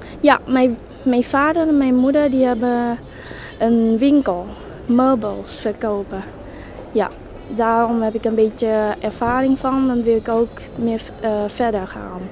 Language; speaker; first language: Dutch; non-native, learner; Thai